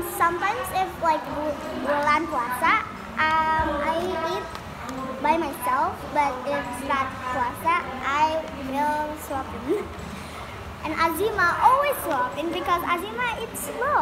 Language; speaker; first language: English; early bilingual, other home language; Indonesian